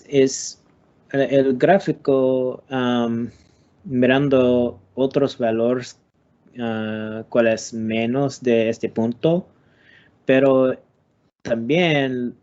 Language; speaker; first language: Spanish; non-native, learner; English